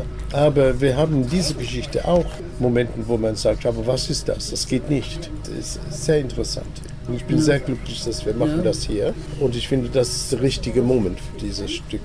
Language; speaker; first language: German; non-native, fluent; English